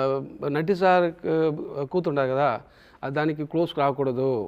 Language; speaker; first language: Telugu; non-native, local second language; Tamil